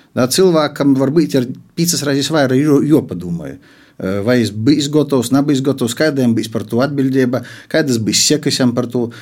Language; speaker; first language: Latvian; non-native, local second language; Russian